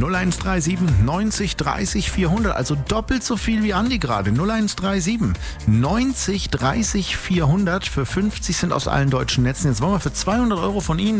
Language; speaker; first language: German; native; German